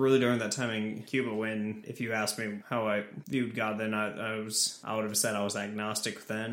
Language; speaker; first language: English; native; English